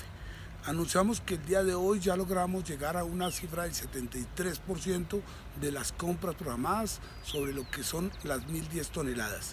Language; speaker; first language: Spanish; native; Spanish